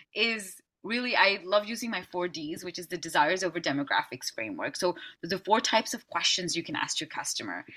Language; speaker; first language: English; early bilingual, other home language; Dutch